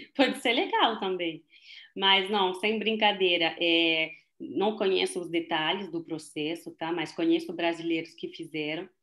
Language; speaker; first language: Portuguese; non-native, fluent; French